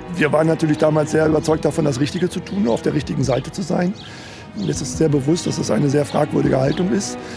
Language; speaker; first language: German; native; German